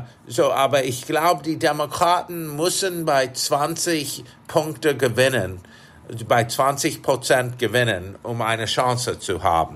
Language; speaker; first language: German; non-native, fluent; English